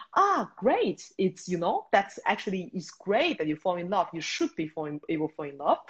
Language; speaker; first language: English; non-native, fluent; Chinese